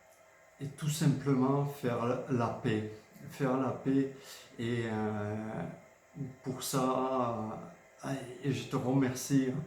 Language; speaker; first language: French; non-native, fluent; Georgian